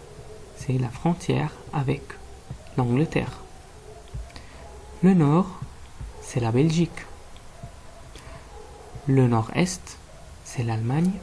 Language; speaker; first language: French; non-native, fluent; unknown